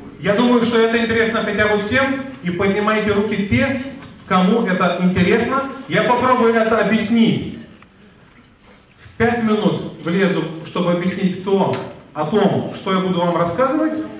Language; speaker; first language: Russian; non-native, fluent; Lithuanian